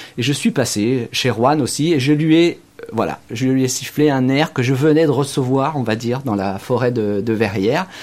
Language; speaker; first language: French; native; French